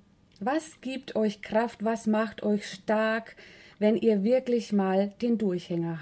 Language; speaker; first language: German; native; German